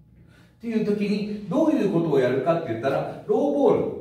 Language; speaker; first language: Japanese; native; Japanese